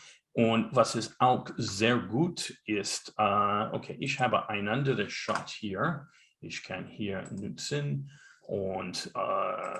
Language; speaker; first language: German; non-native, learner; English